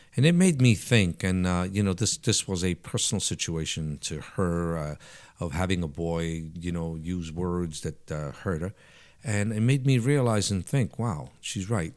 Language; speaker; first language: English; early bilingual, other home language; Italian